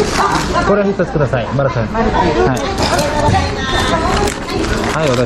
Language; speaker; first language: Japanese; non-native, fluent; Korean